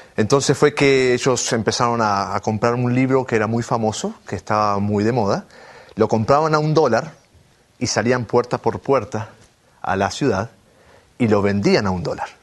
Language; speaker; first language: Spanish; native; Spanish